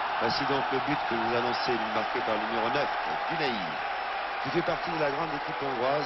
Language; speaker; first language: French; native; French